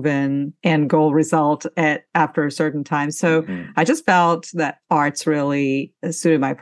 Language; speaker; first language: English; non-native, fluent; Ukrainian